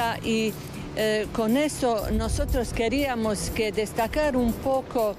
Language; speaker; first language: Spanish; non-native, fluent; Croatian